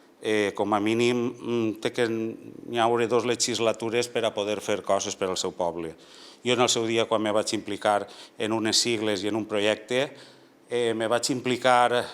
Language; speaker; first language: Catalan; native; Catalan